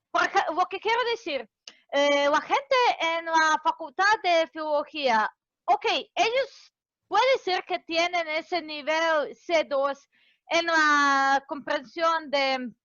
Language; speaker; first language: Spanish; non-native, fluent; Serbian